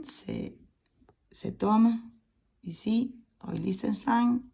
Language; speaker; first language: French; non-native, fluent; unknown